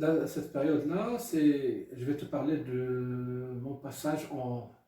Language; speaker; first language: French; non-native, local second language; Arabic